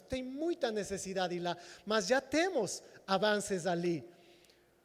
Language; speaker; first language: Portuguese; non-native, fluent; Spanish